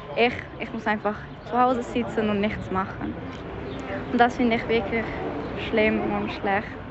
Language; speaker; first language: German; early bilingual, other home language; Persian